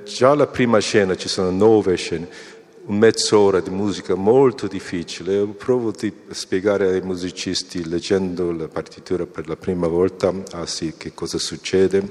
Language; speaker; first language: Italian; non-native, fluent; Korean